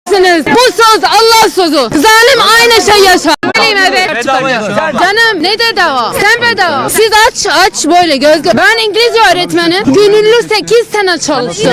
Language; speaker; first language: Turkish; non-native, learner; Arabic